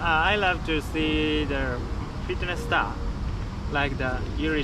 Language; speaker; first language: English; non-native, learner; Japanese